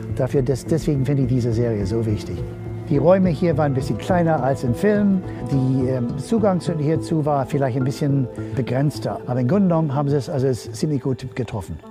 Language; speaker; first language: German; non-native, fluent; English